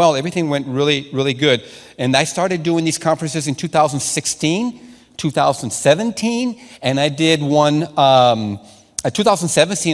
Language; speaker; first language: English; non-native, fluent; Spanish